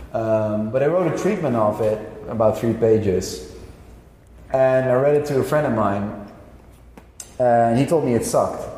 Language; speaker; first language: English; non-native, fluent; Dutch